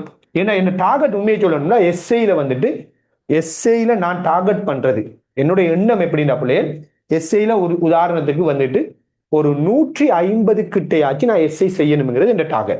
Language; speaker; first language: Tamil; native; Tamil